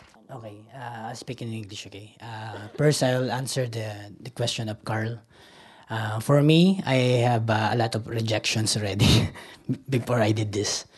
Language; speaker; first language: English; non-native, local second language; Filipino